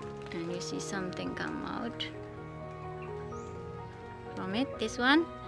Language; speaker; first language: English; non-native, learner; Indonesian